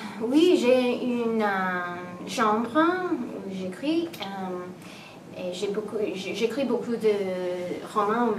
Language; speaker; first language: French; non-native, learner; English